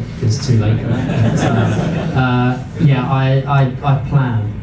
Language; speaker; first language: English; native; English